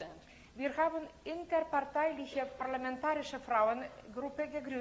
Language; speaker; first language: German; non-native, fluent; Lithuanian